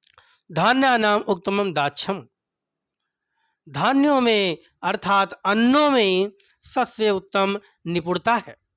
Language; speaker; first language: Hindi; native; Hindi